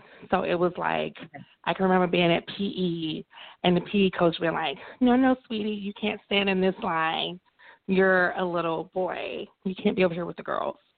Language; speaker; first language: English; native; English